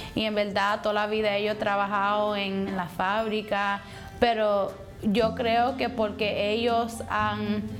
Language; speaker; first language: Spanish; early bilingual, heritage; Spanish